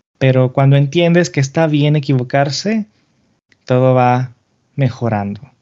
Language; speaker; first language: Spanish; native; Spanish